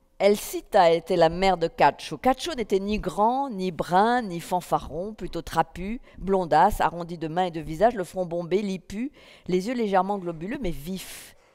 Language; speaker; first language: French; native; French